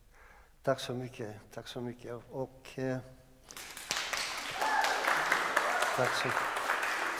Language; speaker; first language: Swedish; non-native, fluent; Greek